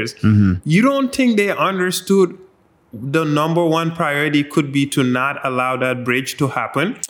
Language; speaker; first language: English; non-native, local second language; Wolof